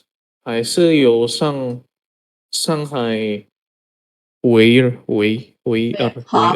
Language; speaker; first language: Chinese; non-native, learner; Indonesian